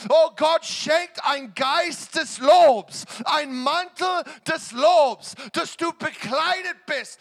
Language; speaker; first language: German; non-native, fluent; English